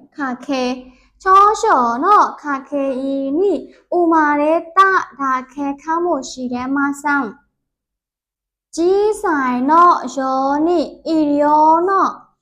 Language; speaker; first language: Japanese; non-native, learner; Burmese